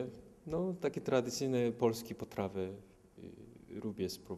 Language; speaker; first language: Polish; non-native, learner; Korean